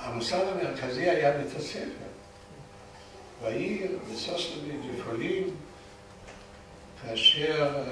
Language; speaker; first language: Hebrew; early bilingual, other home language; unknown